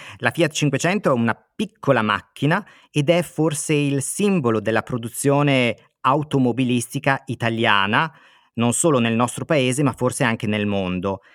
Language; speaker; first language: Italian; native; Italian